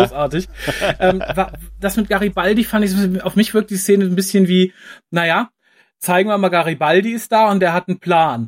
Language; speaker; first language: German; native; German